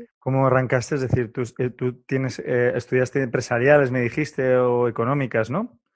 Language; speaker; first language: Spanish; native; Spanish